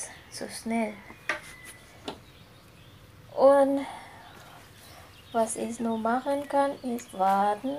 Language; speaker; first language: German; non-native, fluent; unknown